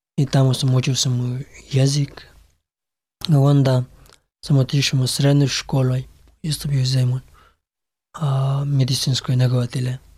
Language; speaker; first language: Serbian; non-native, learner; Pashto